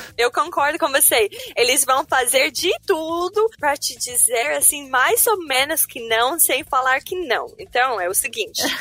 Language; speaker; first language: Portuguese; non-native, fluent; English